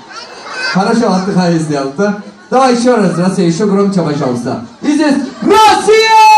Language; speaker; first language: Russian; non-native, learner; Turkish